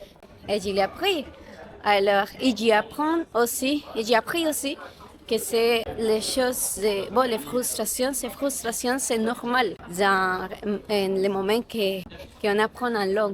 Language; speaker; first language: French; non-native, learner; Spanish